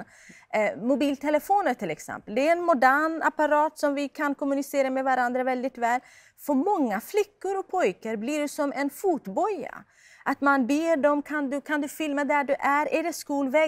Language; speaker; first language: Swedish; non-native, fluent; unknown